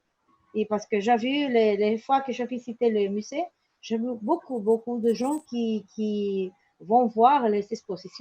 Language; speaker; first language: French; non-native, learner; Spanish